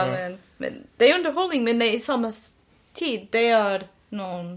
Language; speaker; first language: Swedish; non-native, learner; English